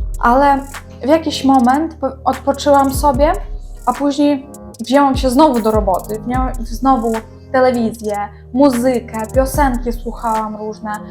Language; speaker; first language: Polish; non-native, learner; Ukrainian